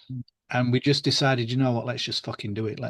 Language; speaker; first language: English; native; English